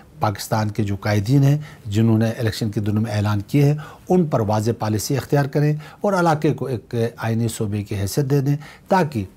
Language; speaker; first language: Urdu; non-native, local second language; Shina